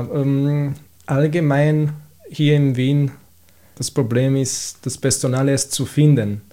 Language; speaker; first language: German; non-native, fluent; Italian